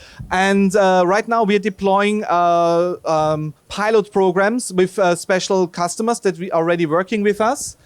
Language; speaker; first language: English; non-native, fluent; German